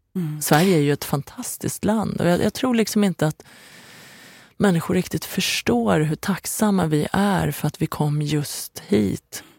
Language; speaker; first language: Swedish; early bilingual, other home language; Persian